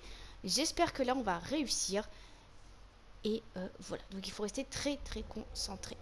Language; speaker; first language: French; native; French